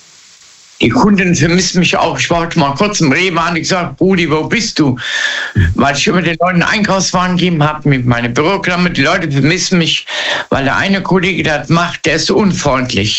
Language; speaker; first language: German; native; German